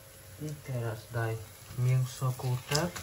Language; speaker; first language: Polish; non-native, learner; Vietnamese